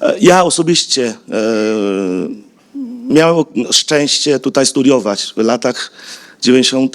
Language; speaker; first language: Polish; non-native, fluent; Vietnamese